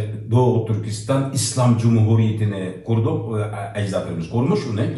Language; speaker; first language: Turkish; non-native, learner; Uyghur